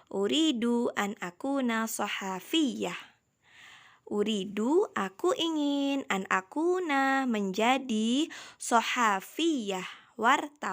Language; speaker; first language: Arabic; non-native, fluent; Indonesian